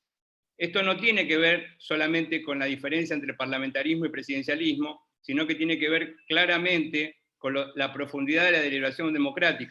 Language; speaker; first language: Spanish; native; Spanish